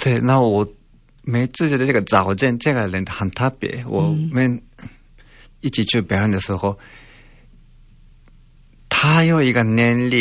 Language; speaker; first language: Chinese; non-native, fluent; Japanese